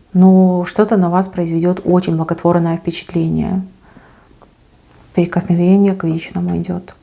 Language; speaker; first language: Russian; native; Russian